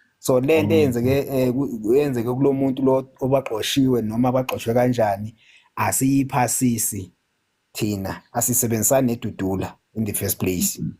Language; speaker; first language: Zulu; native; Zulu